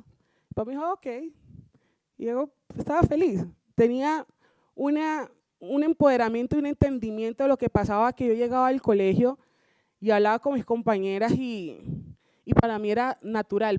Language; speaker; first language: Spanish; native; Spanish